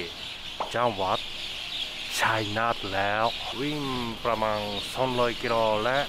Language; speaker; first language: Thai; non-native, learner; Japanese